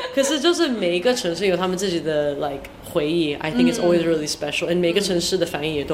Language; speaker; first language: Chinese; early bilingual, heritage; English